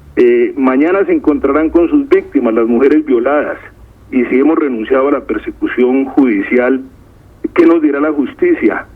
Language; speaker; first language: Spanish; native; Spanish